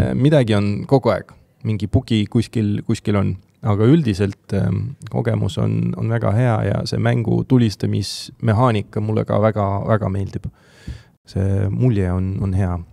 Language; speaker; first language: Estonian; non-native, local second language; Russian